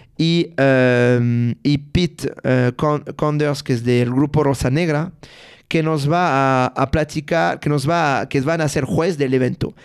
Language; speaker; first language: Spanish; non-native, fluent; French